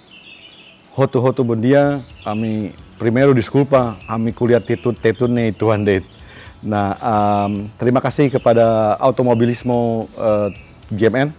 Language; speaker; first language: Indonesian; non-native, local second language; Tetum